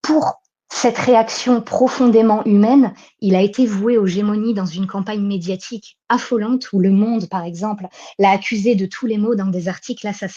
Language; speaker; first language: French; native; French